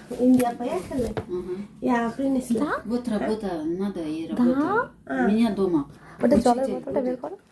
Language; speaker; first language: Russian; non-native, learner; Bangla